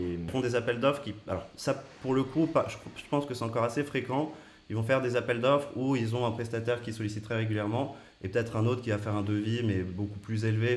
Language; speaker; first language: French; native; French